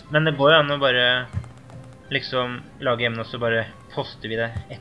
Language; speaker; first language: Norwegian; native; Norwegian